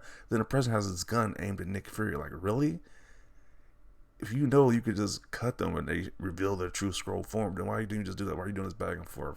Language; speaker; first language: English; native; English